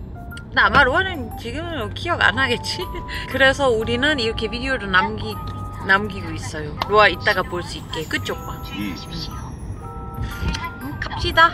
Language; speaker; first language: Korean; non-native, learner; German